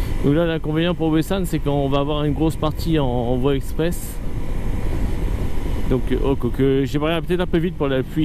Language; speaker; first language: French; native; French